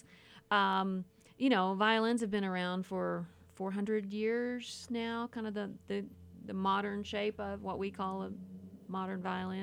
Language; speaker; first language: English; native; English